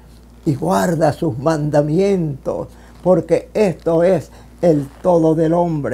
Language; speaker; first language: Spanish; native; Spanish